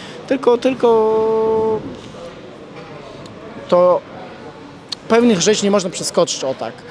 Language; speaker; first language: Polish; non-native, fluent; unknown